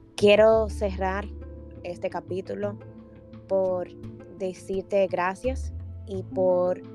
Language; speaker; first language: Spanish; native; Spanish